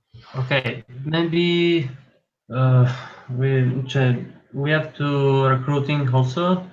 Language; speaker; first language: English; non-native, learner; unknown